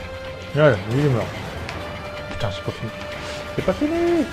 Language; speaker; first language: French; native; French